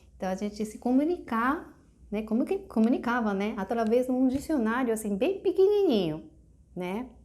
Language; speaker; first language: Portuguese; non-native, fluent; Japanese